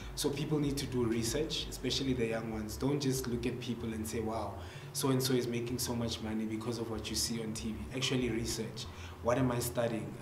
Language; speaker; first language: English; non-native, local second language; Tsonga